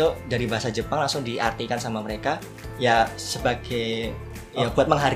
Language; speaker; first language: Indonesian; native; Indonesian